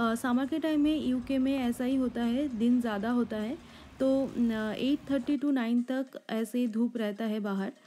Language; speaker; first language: Hindi; non-native, local second language; Bangla